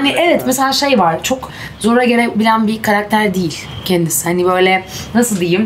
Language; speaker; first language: Turkish; native; Turkish